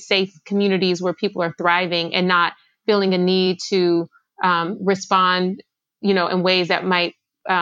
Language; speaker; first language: English; native; English